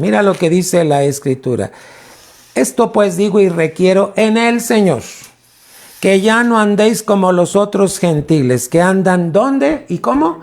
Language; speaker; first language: Spanish; native; Spanish